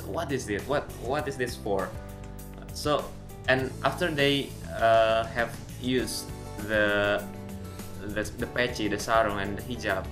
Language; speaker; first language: English; non-native, local second language; Indonesian